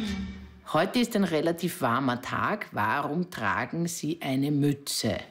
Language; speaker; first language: German; native; German